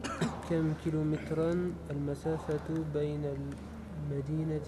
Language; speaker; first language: Arabic; non-native, learner; French